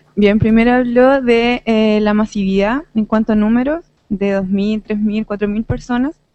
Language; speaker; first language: Spanish; native; Spanish